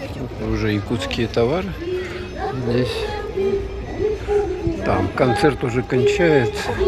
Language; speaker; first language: Russian; native; Russian